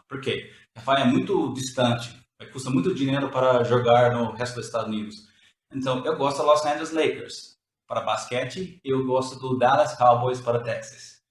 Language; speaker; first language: Portuguese; non-native, learner; English